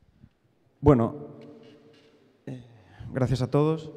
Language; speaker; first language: Spanish; native; Spanish